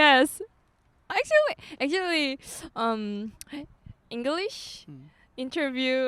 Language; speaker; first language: English; non-native, learner; Korean